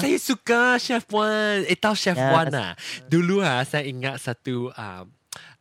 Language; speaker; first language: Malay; non-native, local second language; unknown